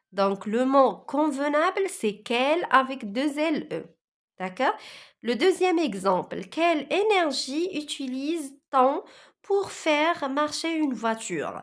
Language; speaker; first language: French; non-native, local second language; Arabic